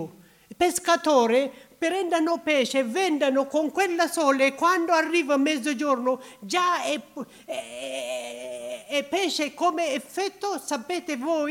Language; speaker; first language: Italian; non-native, learner; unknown